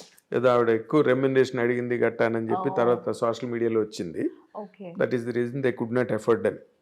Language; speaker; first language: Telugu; native; Telugu